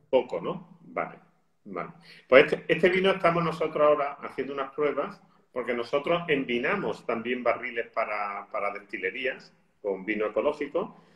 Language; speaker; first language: Spanish; native; Spanish